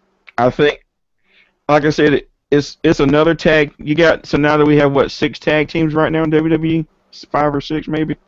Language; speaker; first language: English; native; English